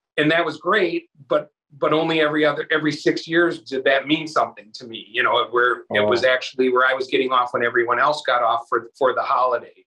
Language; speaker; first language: English; native; English